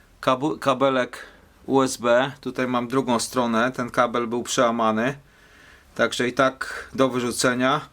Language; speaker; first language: Polish; native; Polish